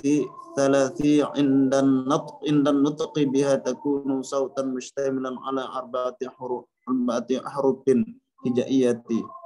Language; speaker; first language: Arabic; non-native, learner; Malay